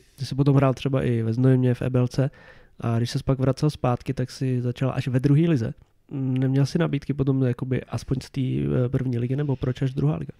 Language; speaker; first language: Czech; native; Czech